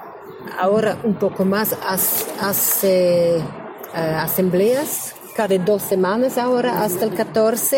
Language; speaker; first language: Spanish; non-native, learner; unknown